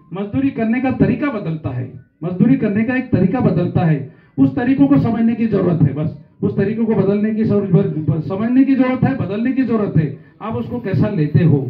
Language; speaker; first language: Hindi; non-native, local second language; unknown